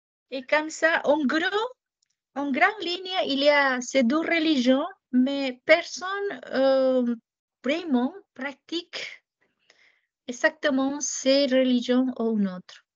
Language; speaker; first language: French; non-native, fluent; Japanese